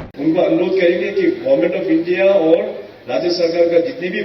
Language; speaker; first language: Hindi; non-native, local second language; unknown